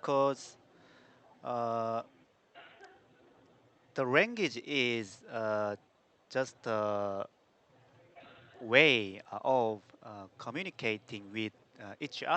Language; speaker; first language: English; non-native, learner; Korean